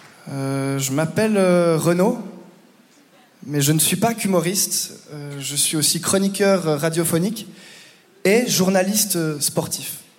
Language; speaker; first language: French; native; French